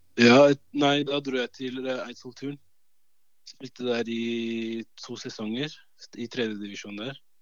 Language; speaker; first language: Norwegian; early bilingual, other home language; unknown